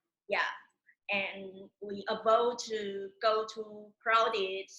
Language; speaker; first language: English; non-native, learner; Chinese